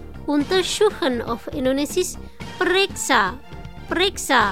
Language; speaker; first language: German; non-native, fluent; Indonesian